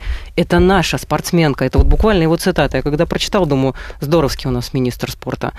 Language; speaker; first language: Russian; native; Russian